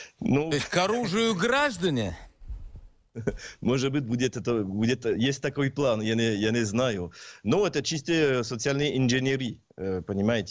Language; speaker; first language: Russian; non-native, learner; French